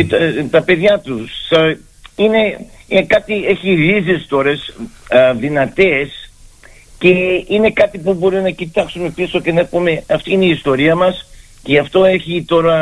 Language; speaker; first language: Greek; early bilingual, heritage; Greek